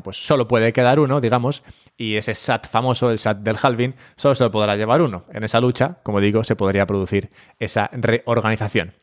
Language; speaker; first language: Spanish; native; Spanish